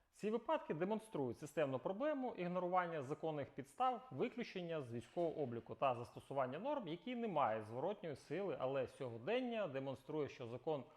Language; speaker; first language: Ukrainian; native; Ukrainian